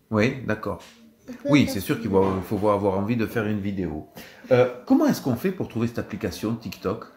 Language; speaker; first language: French; native; French